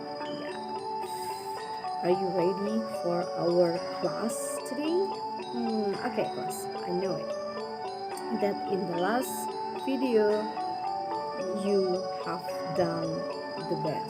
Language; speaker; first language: English; non-native, local second language; Indonesian